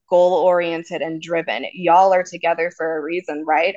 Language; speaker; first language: English; native; English